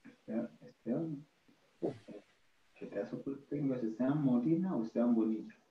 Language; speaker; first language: Spanish; native; Spanish